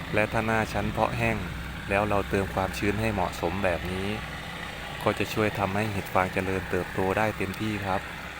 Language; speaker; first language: Thai; non-native, local second language; Northeastern Thai